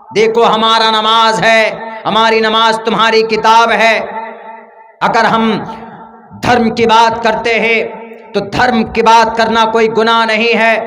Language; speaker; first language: Urdu; native; Urdu